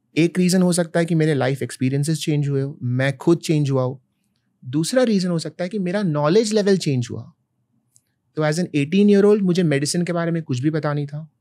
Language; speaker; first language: Hindi; non-native, local second language; Malayalam